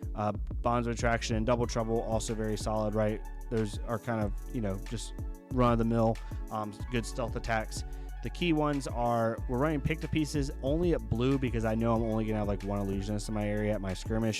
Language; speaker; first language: English; native; English